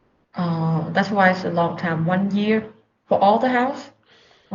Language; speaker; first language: English; non-native, learner; Vietnamese